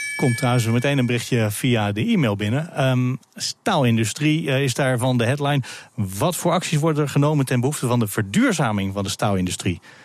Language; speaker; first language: Dutch; native; Dutch